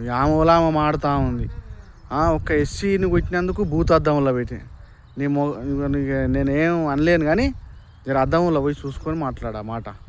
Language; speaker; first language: Telugu; native; Telugu